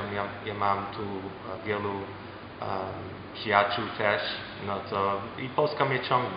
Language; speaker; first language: Polish; early bilingual, heritage; Polish